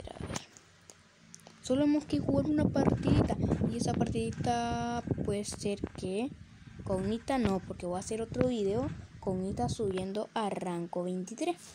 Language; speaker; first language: Spanish; native; Spanish